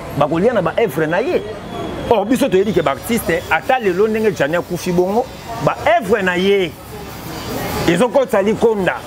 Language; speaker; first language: Lingala; native; Lingala